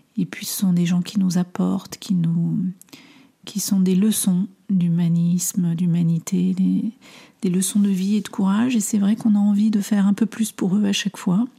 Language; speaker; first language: French; early bilingual, other home language; Armenian